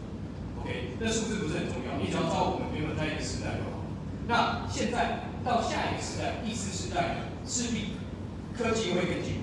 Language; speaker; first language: Chinese; native; Chinese